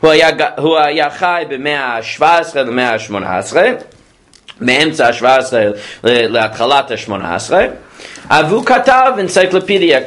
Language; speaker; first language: Hebrew; non-native, fluent; English